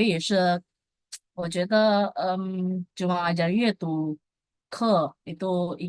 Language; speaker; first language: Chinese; non-native, fluent; Indonesian